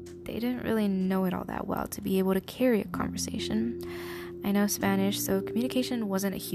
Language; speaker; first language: English; early bilingual, other home language; Spanish